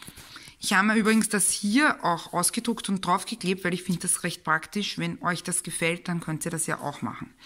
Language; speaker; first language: German; native; German